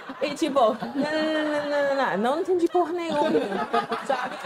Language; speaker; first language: Portuguese; non-native, fluent; English